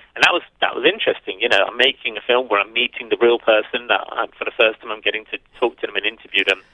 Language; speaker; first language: English; native; English